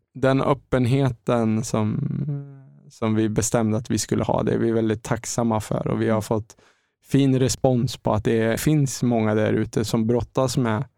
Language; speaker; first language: Swedish; native; Swedish